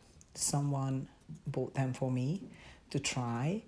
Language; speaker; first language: English; non-native, fluent; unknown